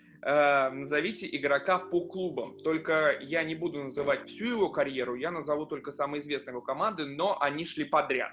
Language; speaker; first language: Russian; native; Russian